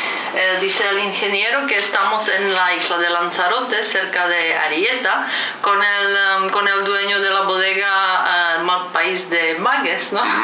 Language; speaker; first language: Spanish; non-native, fluent; Czech